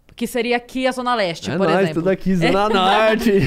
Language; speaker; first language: Portuguese; native; Portuguese